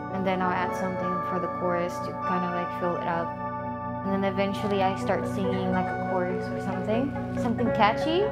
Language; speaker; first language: English; early bilingual, other home language; Spanish